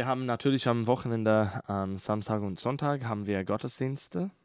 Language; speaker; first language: German; non-native, learner; English